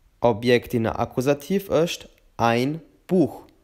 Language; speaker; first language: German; non-native, fluent; Albanian